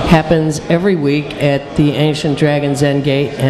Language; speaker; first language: English; native; English